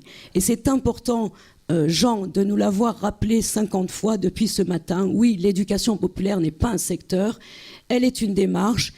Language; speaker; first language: French; native; French